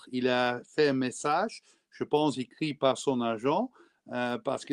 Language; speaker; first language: French; non-native, learner; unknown